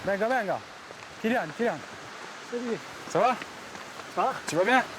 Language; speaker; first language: French; native; French